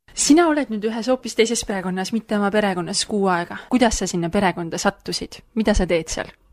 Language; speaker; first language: Estonian; native; Estonian